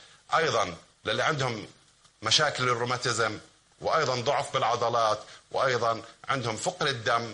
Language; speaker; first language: Arabic; native; Arabic